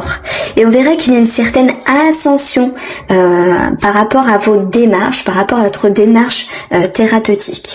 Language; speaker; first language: French; native; French